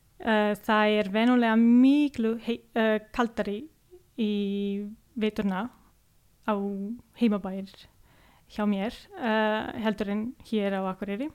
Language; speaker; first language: Icelandic; non-native, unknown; Italian